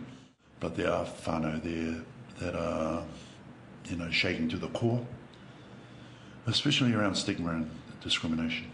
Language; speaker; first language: English; native; English